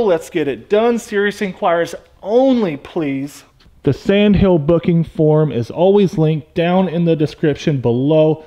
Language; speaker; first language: English; native; English